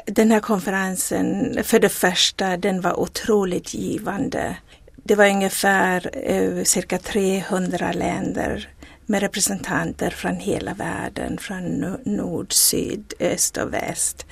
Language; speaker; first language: Swedish; non-native, fluent; Zulu